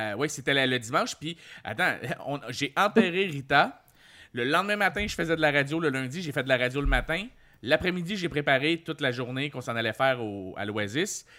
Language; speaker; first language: French; native; French